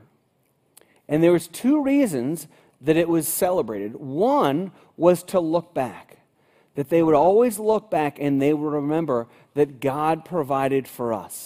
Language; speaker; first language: English; native; English